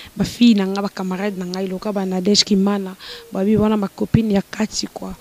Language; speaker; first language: Lingala; native; Lingala